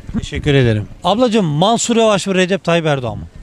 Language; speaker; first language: Turkish; native; Turkish